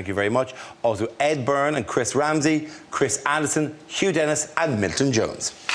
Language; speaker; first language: English; native; English